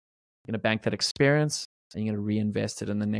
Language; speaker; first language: English; native; English